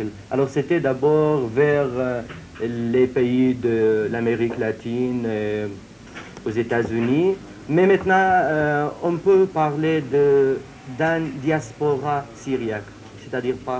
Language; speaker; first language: French; non-native, fluent; Syriac